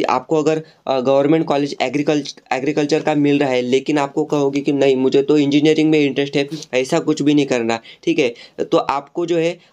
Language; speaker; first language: Hindi; non-native, local second language; Marathi